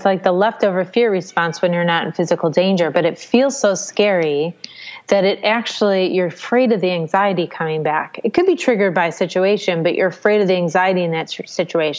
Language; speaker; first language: English; native; English